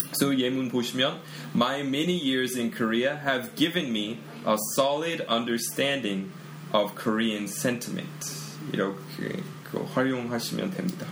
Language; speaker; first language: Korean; non-native, fluent; English